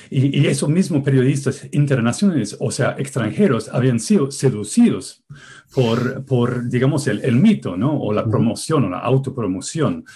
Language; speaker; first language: Spanish; non-native, fluent; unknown